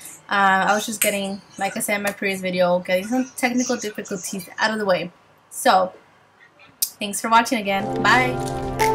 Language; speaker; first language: English; early bilingual, other home language; Spanish